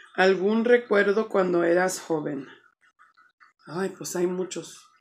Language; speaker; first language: Spanish; early bilingual, heritage; Spanish